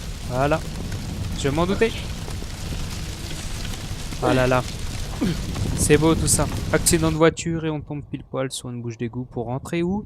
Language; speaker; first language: French; native; French